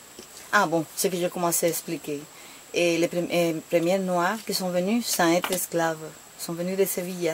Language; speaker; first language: French; non-native, fluent; Spanish